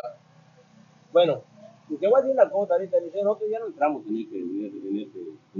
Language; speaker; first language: Spanish; native; Spanish